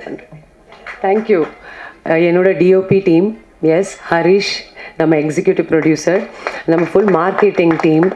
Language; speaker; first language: Tamil; non-native, fluent; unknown